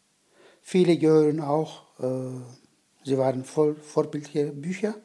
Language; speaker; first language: German; non-native, learner; Turkish